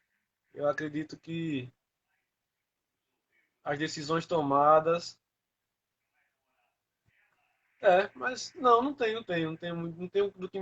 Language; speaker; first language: Portuguese; native; Portuguese